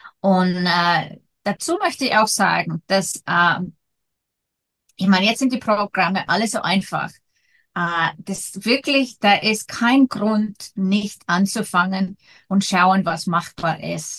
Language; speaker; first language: German; non-native, fluent; Icelandic